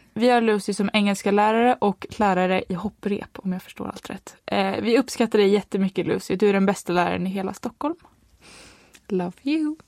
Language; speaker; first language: Swedish; native; Swedish